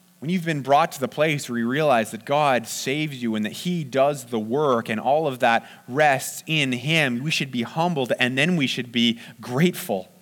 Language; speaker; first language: English; native; English